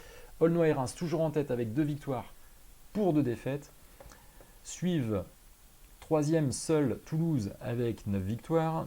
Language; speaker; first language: French; native; French